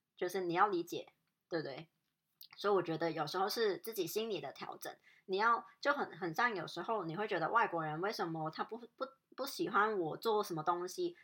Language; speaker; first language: Chinese; non-native, local second language; Cantonese